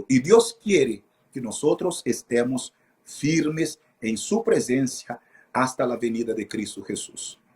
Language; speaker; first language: Spanish; non-native, fluent; Portuguese